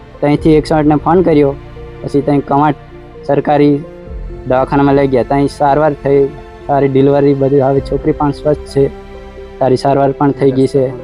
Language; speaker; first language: Gujarati; non-native, local second language; Rathawi